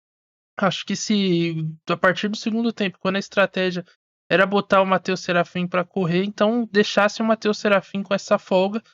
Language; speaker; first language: Portuguese; native; Portuguese